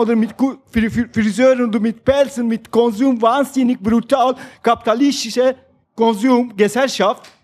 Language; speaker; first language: German; non-native, learner; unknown